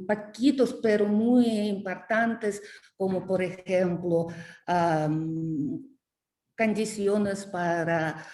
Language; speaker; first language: Spanish; non-native, learner; Russian